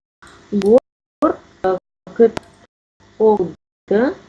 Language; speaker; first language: Kazakh; non-native, learner; Russian